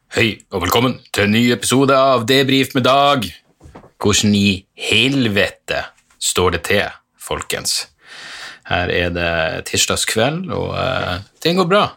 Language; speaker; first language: Norwegian; native; Norwegian